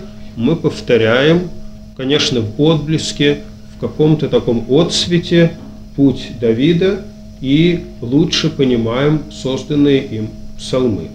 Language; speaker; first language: Russian; native; Russian